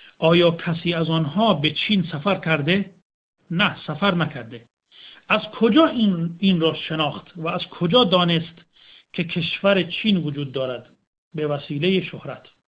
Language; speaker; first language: Persian; native; Persian